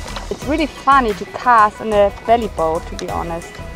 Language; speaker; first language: English; non-native, learner; German